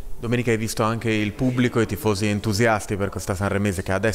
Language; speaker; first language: Italian; native; Italian